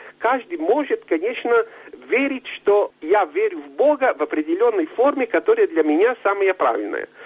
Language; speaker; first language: Russian; non-native, fluent; Italian